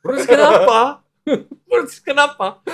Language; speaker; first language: Indonesian; non-native, learner; Arabic